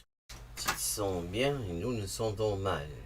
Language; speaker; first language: French; non-native, learner; English